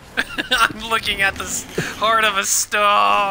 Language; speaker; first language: English; native; English